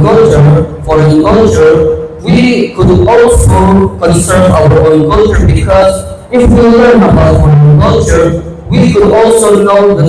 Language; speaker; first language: English; non-native, fluent; Indonesian